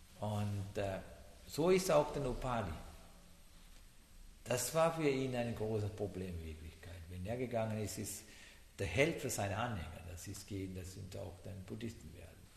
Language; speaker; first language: German; non-native, learner; Sinhala